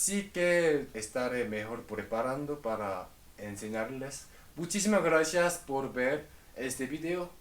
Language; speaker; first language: Spanish; non-native, fluent; Korean